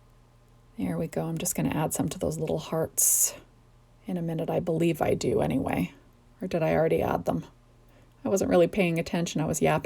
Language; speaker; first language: English; native; English